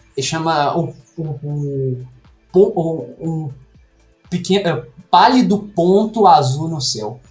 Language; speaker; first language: Portuguese; native; Portuguese